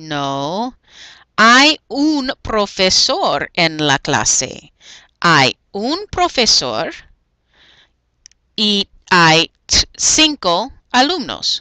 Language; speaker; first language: Spanish; non-native, fluent; English